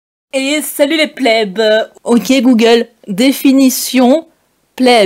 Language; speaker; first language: French; native; French